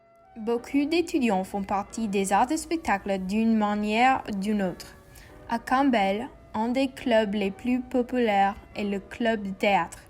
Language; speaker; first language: French; non-native, learner; English